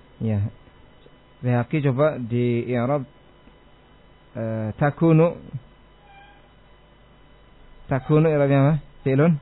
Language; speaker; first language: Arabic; non-native, fluent; Indonesian